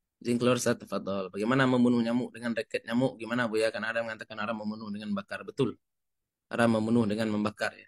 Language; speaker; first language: Indonesian; non-native, local second language; Minangkabau